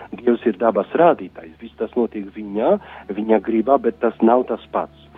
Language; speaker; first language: Latvian; non-native, fluent; Polish